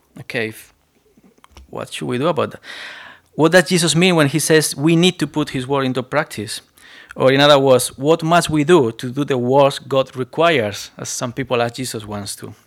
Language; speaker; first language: English; non-native, fluent; Spanish